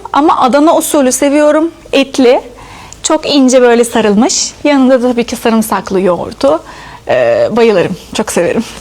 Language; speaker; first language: Turkish; non-native, fluent; Arabic